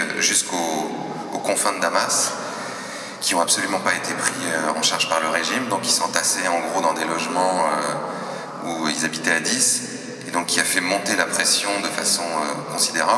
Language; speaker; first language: French; native; French